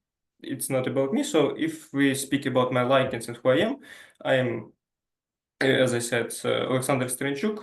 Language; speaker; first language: English; non-native, learner; Ukrainian